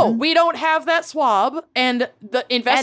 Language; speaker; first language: English; native; English